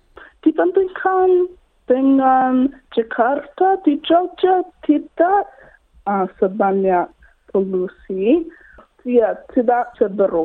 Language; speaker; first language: Indonesian; non-native, learner; English